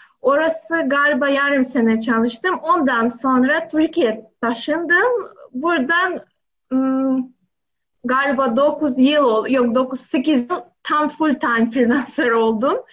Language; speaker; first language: Turkish; non-native, learner; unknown